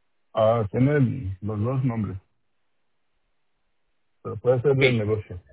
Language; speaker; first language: Spanish; non-native, local second language; English